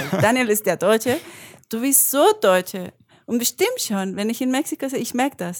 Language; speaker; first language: German; non-native, learner; Spanish